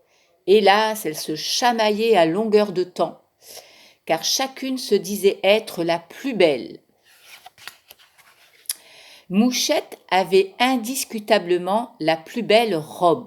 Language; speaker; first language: French; native; French